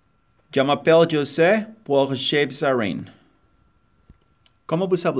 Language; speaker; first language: French; non-native, learner; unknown